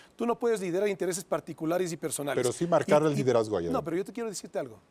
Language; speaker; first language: Spanish; native; Spanish